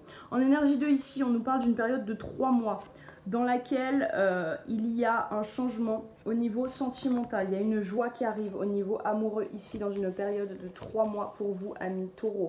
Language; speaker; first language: French; native; French